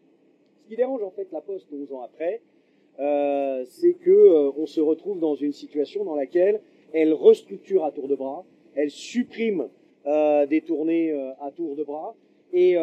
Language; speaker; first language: French; native; French